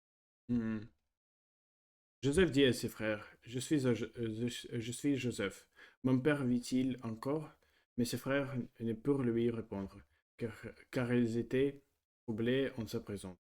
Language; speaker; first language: French; non-native, learner; Russian